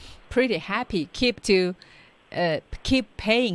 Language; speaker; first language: English; non-native, fluent; Chinese